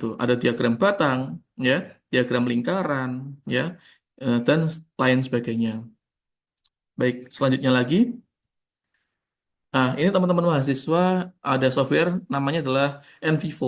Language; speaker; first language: Indonesian; native; Indonesian